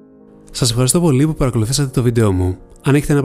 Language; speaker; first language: Greek; native; Greek